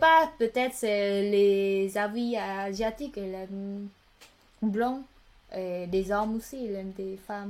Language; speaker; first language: French; non-native, learner; Khmer